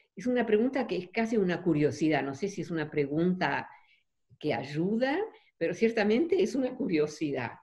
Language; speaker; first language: Spanish; non-native, fluent; Dutch